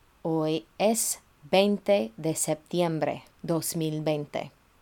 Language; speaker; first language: Spanish; non-native, fluent; English